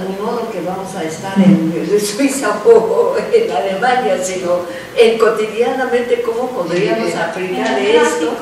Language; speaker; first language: Spanish; non-native, fluent; Japanese